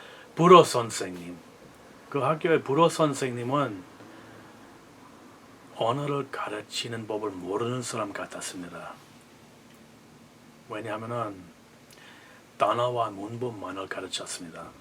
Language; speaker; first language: Korean; non-native, fluent; English